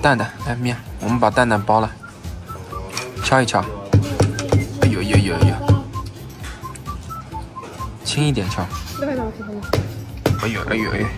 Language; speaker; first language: Chinese; native; Chinese